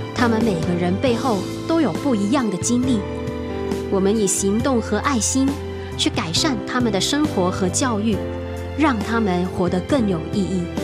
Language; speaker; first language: Chinese; non-native, local second language; Cantonese